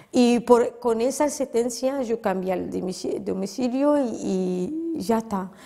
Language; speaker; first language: Spanish; non-native, fluent; Arabic